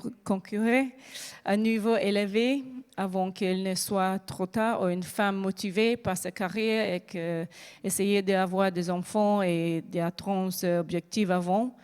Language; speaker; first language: French; non-native, learner; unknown